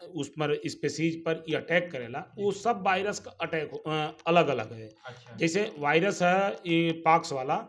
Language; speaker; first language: Hindi; native; Hindi